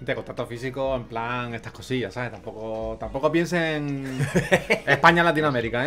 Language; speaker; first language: Spanish; native; Spanish